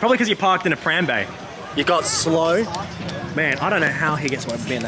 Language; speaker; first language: English; native; English